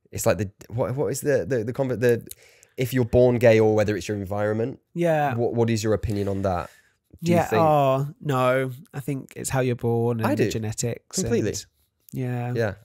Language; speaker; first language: English; native; English